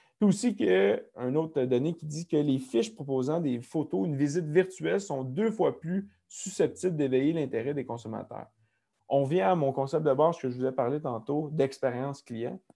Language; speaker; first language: French; native; French